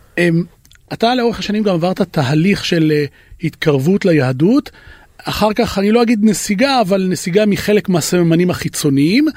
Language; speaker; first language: Hebrew; native; Hebrew